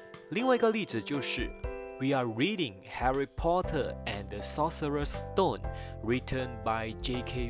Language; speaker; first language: English; non-native, local second language; Chinese